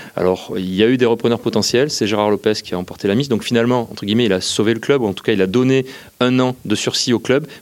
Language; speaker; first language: French; native; French